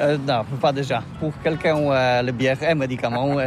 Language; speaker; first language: French; non-native, learner; Polish